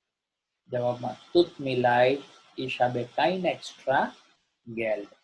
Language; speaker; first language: German; non-native, learner; Gujarati